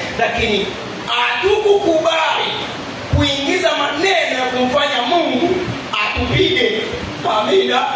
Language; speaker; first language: Swahili; non-native, local second language; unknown